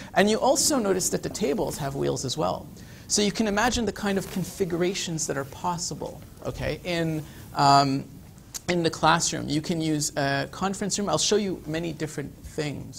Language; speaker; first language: English; native; English